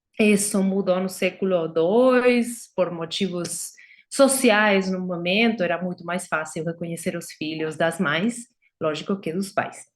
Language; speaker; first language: Portuguese; non-native, fluent; Spanish